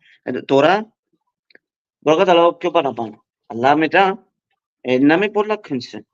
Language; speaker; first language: Greek; early bilingual, heritage; Greek